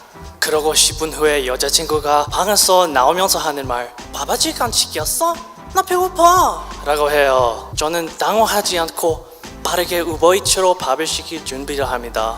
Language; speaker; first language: Korean; non-native, learner; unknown